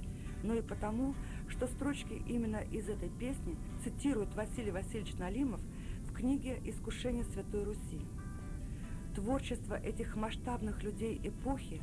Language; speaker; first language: Russian; native; Russian